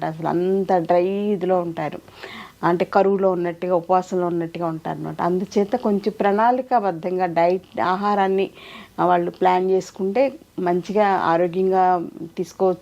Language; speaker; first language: Telugu; native; Telugu